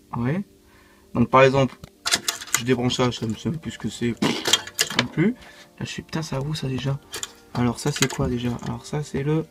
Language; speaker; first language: French; native; French